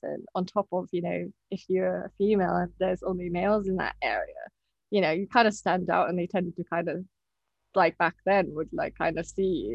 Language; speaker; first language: English; non-native, local second language; Japanese